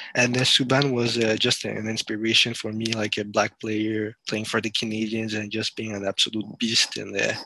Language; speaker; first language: English; non-native, fluent; French